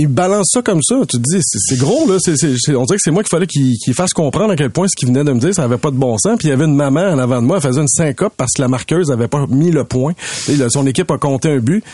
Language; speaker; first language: French; native; French